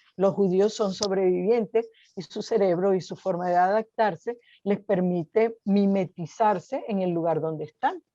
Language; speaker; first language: Spanish; native; Spanish